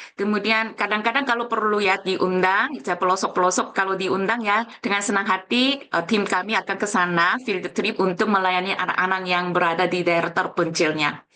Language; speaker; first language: Indonesian; non-native, fluent; Korean